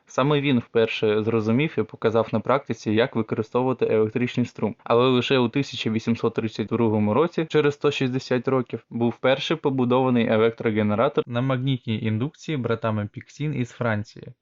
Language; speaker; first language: Ukrainian; native; Ukrainian